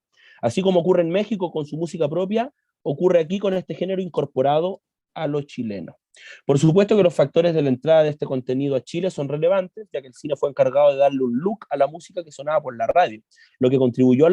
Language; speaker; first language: Spanish; native; Spanish